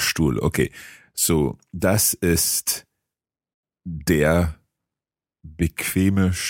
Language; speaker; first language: German; non-native, learner; English